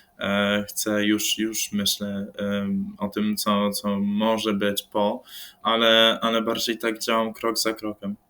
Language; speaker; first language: Polish; early bilingual, heritage; English